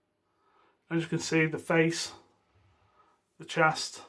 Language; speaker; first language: English; native; English